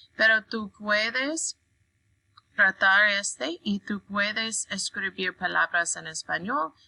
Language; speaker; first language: Spanish; non-native, learner; English